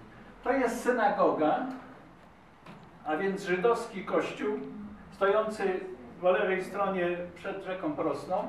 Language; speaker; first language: Polish; native; Polish